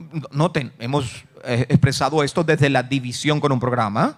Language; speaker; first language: Spanish; native; Spanish